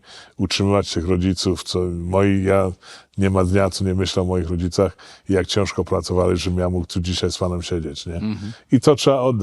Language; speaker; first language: Polish; early bilingual, heritage; Polish